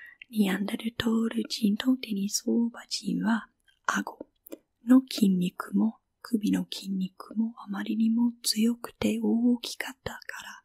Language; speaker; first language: Japanese; non-native, fluent; English